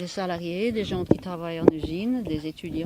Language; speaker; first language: French; non-native, fluent; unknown